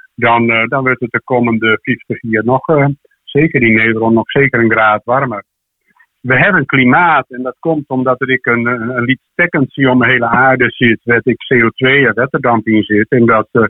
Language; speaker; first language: Dutch; non-native, local second language; Western Frisian